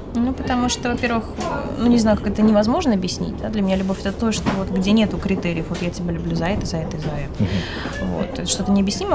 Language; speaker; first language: Russian; native; Russian